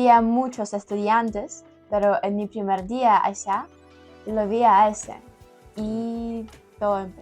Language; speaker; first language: Spanish; non-native, fluent; Ukrainian